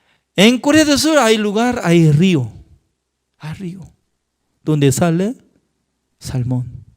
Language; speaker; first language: Spanish; non-native, fluent; Korean